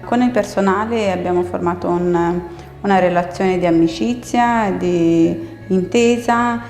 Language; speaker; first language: Italian; non-native, fluent; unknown